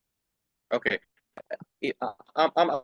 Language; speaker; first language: English; non-native, local second language; Bangla